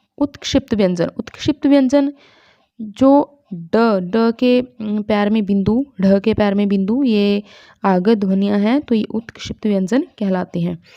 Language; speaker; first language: Hindi; non-native, local second language; Punjabi